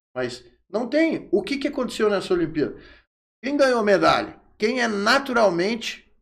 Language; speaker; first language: Portuguese; native; Portuguese